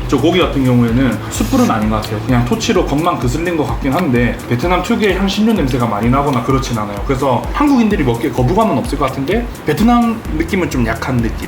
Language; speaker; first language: Korean; native; Korean